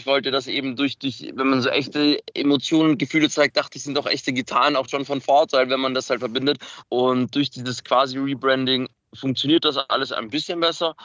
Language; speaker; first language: German; early bilingual, other home language; Macedonian